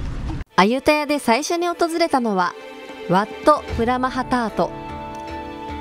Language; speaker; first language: Japanese; native; Japanese